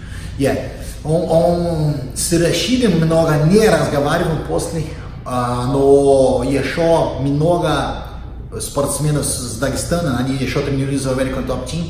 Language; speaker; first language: Russian; non-native, learner; Portuguese